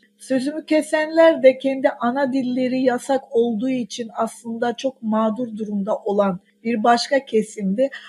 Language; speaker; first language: Turkish; non-native, local second language; Armenian